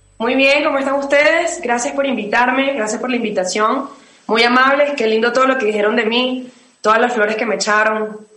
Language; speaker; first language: Spanish; native; Spanish